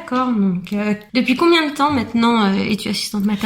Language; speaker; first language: French; native; French